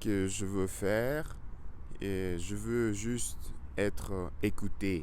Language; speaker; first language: French; non-native, learner; Russian